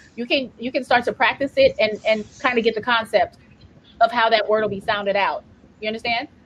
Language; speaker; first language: English; native; English